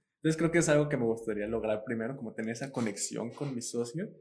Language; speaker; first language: Spanish; native; Spanish